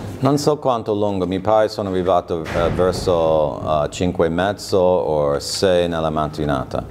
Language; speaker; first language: Italian; non-native, fluent; English